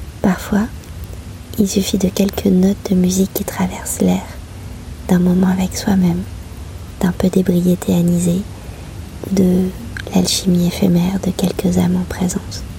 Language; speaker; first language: French; native; French